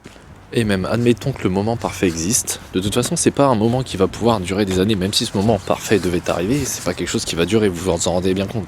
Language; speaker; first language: French; native; French